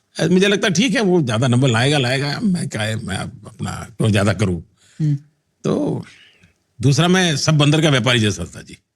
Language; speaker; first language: Hindi; non-native, local second language; Gujarati